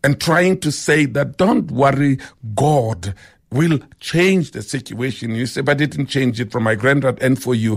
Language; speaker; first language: English; non-native, local second language; Xhosa